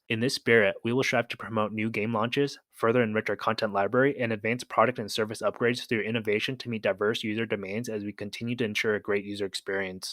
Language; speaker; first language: English; native; English